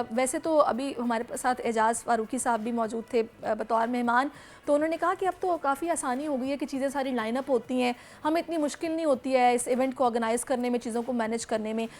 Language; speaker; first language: Urdu; native; Urdu